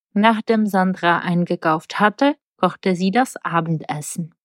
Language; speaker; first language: German; non-native, fluent; Czech